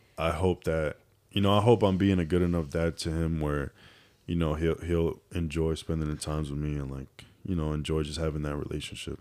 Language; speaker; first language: English; native; English